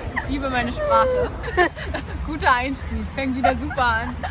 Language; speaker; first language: German; native; German